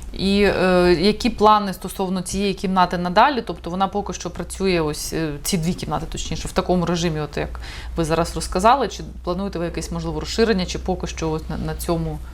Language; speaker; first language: Ukrainian; native; Ukrainian